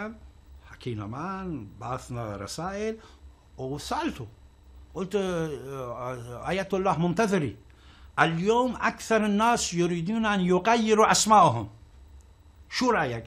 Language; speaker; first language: Arabic; non-native, learner; Persian